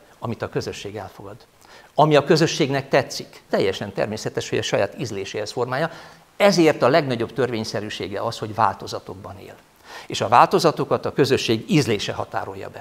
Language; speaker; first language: Hungarian; native; Hungarian